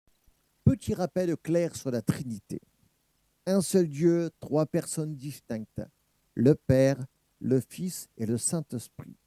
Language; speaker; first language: French; native; French